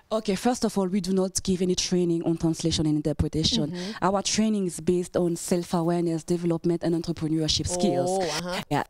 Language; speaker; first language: English; non-native, fluent; French